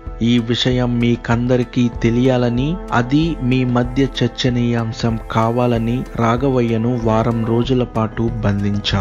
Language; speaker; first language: Telugu; native; Telugu